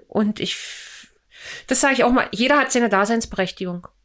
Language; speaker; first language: German; native; German